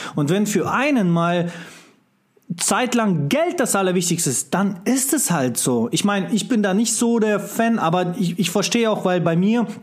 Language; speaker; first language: German; non-native, fluent; Russian